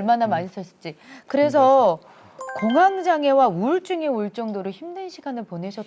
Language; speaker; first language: Korean; native; Korean